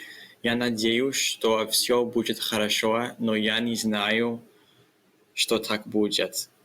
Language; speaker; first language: Russian; non-native, learner; English